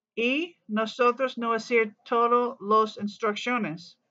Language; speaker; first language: Spanish; non-native, learner; English